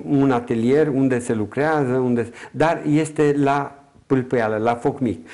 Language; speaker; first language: Romanian; native; Romanian